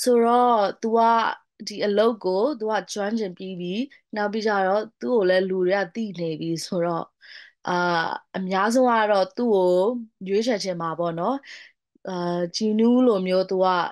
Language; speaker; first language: Burmese; non-native, local second language; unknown